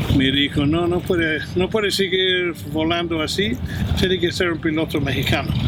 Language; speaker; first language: Spanish; non-native, fluent; English